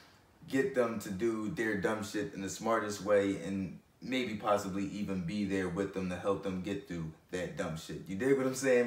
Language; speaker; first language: English; native; English